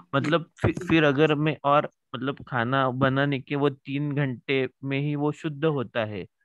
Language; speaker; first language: Hindi; non-native, local second language; Marathi